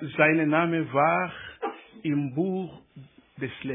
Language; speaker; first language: German; non-native, learner; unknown